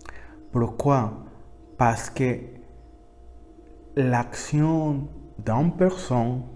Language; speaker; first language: French; non-native, learner; Spanish